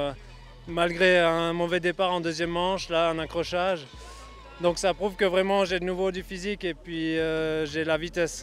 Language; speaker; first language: French; native; French